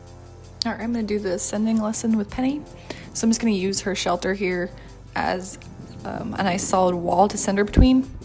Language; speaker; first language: English; native; English